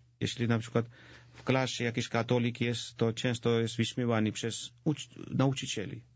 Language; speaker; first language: Polish; non-native, fluent; Georgian